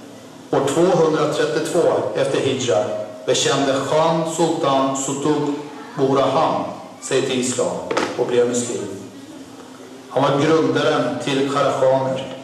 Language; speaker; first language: Swedish; non-native, fluent; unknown